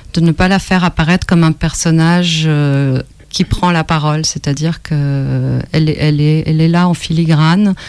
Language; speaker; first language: French; non-native, fluent; Spanish